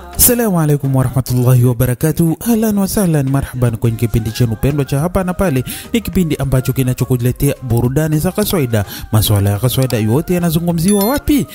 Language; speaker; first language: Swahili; native; Swahili